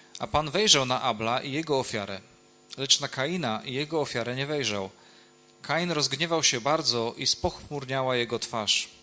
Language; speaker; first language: Polish; native; Polish